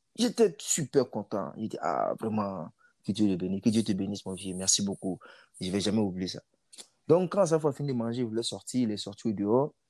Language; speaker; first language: French; non-native, local second language; Mossi